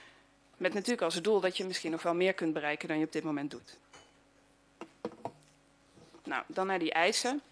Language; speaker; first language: Dutch; native; Dutch